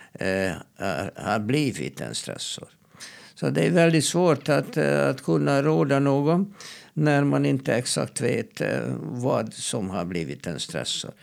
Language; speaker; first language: Swedish; non-native, fluent; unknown